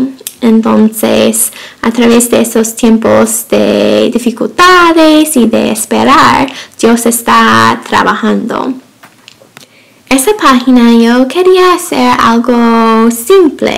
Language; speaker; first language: Spanish; non-native, fluent; English